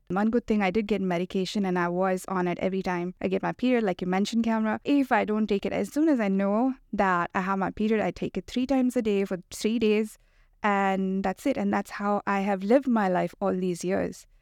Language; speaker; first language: English; non-native, local second language; Hindi